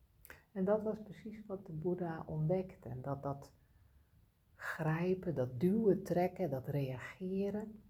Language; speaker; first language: Dutch; native; Dutch